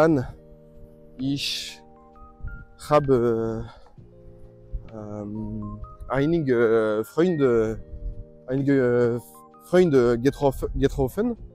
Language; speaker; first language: German; non-native, learner; French